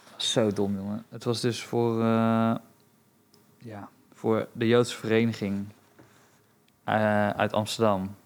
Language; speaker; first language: Dutch; early bilingual, other home language; Romanian